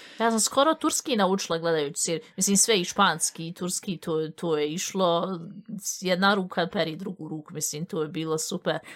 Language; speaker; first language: Bosnian; early bilingual, heritage; Bosnian